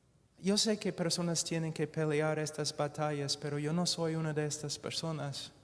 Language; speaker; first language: Spanish; non-native, fluent; English